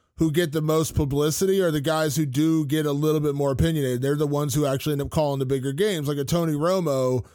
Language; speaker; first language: English; native; English